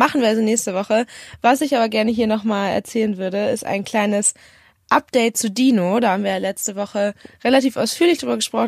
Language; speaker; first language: German; native; German